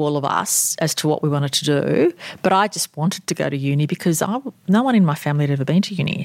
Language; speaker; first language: English; non-native, local second language; Armenian